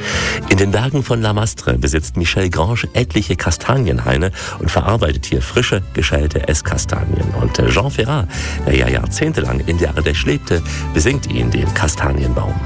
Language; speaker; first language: German; native; German